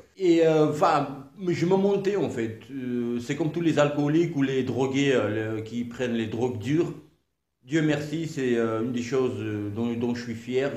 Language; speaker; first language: French; non-native, fluent; Georgian